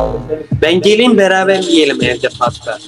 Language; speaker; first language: Turkish; native; Turkish